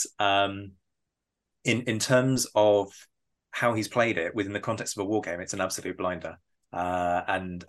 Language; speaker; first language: English; native; English